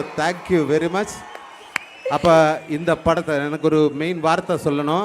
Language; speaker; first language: Tamil; non-native, learner; Malayalam